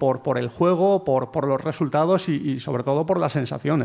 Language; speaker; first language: Spanish; native; Spanish